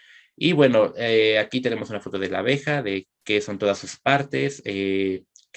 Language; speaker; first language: Spanish; native; Spanish